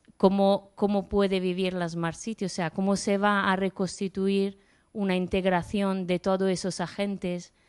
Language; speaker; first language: Spanish; native; Spanish